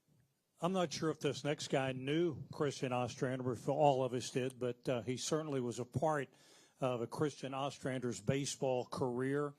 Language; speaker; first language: English; native; English